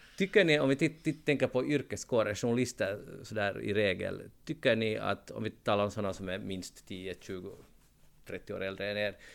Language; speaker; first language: Swedish; native; Swedish